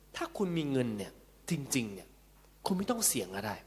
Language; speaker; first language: Thai; early bilingual, heritage; Cantonese